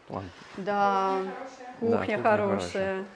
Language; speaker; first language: Russian; native; Russian